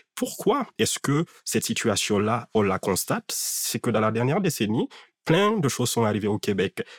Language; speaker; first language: French; non-native, local second language; Fula